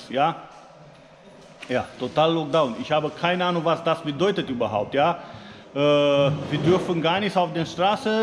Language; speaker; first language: German; non-native, fluent; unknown